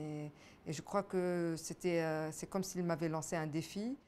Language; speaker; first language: French; non-native, local second language; Arabic